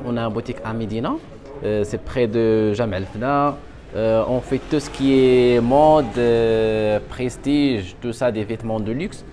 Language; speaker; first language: French; non-native, local second language; Arabic